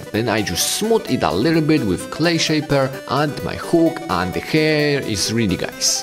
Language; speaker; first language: English; non-native, fluent; Polish